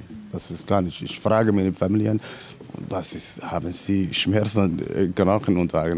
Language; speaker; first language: German; non-native, learner; Somali